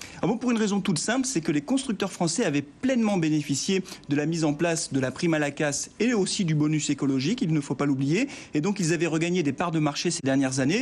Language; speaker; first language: French; native; French